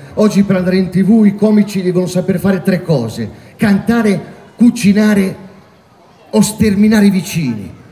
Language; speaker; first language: Italian; native; Italian